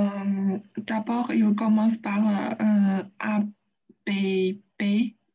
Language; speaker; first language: French; non-native, fluent; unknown